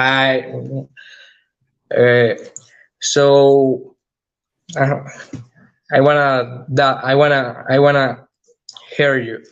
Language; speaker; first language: English; non-native, learner; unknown